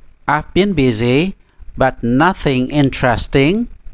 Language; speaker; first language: English; non-native, fluent; Indonesian